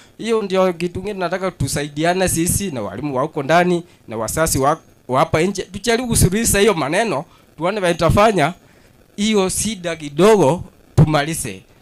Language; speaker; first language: Swahili; non-native, local second language; Kalenjin